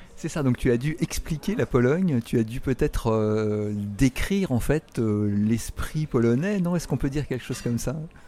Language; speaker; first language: French; native; French